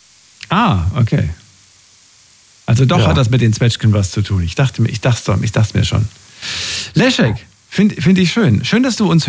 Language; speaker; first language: German; native; German